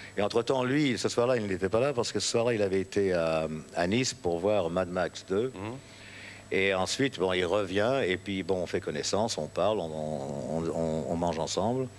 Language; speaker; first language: French; native; French